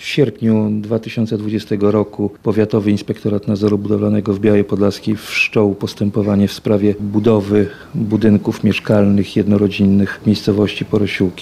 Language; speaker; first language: Polish; native; Polish